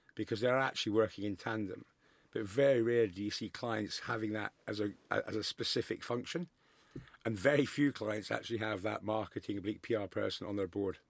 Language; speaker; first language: English; native; English